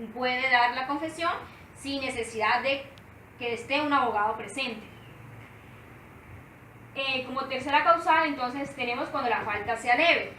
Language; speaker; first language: Spanish; native; Spanish